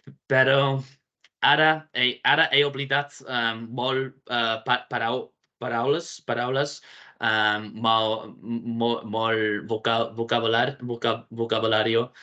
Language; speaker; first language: Catalan; non-native, learner; English